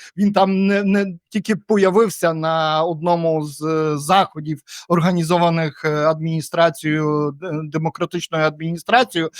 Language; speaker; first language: Ukrainian; native; Ukrainian